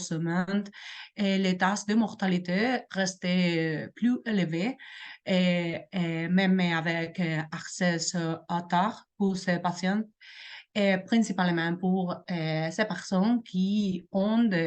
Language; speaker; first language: French; non-native, learner; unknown